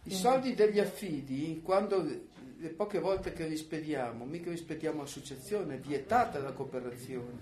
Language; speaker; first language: Italian; native; Italian